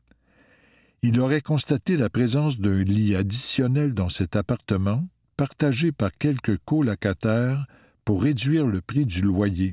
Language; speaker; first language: French; native; French